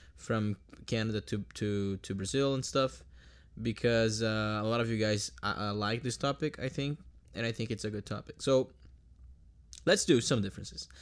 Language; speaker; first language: English; non-native, fluent; Portuguese